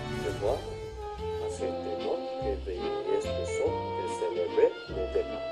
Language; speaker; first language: French; non-native, learner; Malay